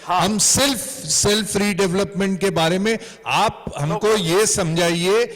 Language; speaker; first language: Hindi; non-native, local second language; Marathi